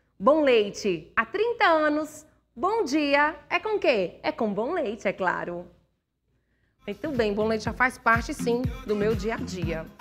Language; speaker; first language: Portuguese; native; Portuguese